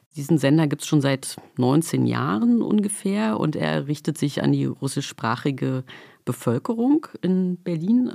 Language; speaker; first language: German; native; German